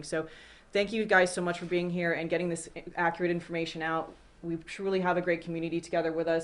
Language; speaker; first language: English; native; English